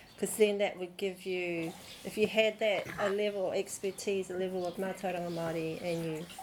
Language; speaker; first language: English; native; English